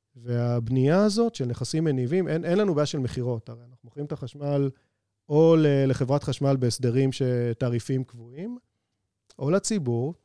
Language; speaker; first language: Hebrew; native; Hebrew